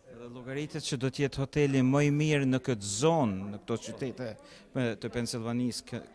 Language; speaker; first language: Albanian; native; Albanian